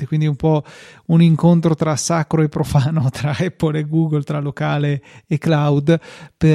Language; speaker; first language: Italian; native; Italian